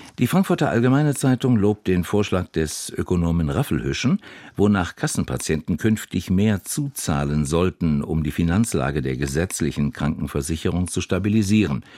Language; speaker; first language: German; native; German